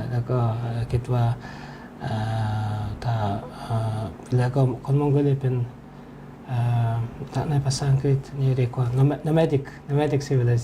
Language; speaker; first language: Thai; non-native, learner; Mongolian